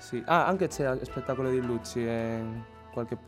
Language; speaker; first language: Italian; non-native, learner; Chinese